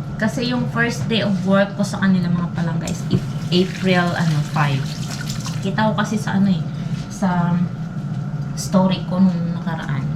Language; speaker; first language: Filipino; non-native, local second language; Hiligaynon